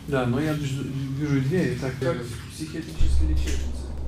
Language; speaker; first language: Russian; non-native, fluent; Lithuanian